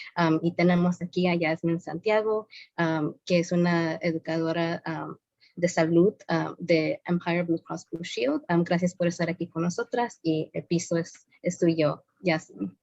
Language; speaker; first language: Spanish; early bilingual, heritage; Spanish